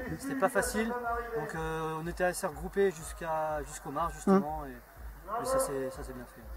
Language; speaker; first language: French; native; French